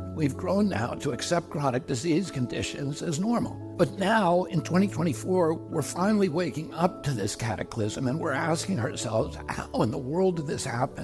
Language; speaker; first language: English; native; English